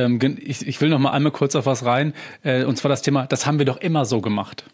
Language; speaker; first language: German; native; German